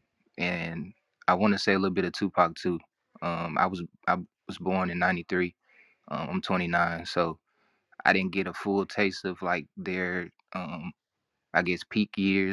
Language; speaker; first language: English; native; English